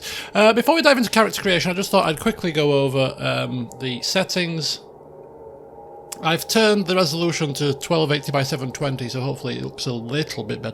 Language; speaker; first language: English; native; English